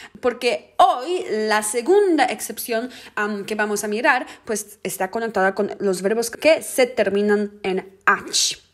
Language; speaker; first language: Spanish; non-native, fluent; Polish